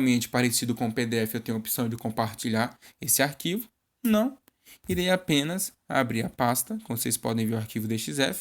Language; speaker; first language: Portuguese; native; Portuguese